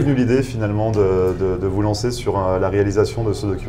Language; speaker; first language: French; native; French